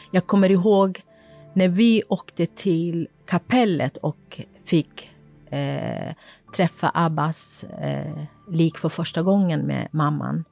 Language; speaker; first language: Swedish; non-native, fluent; Kurdish